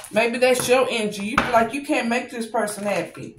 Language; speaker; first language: English; native; English